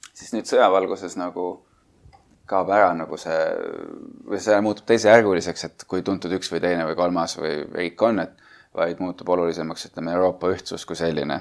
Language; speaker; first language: Estonian; native; Estonian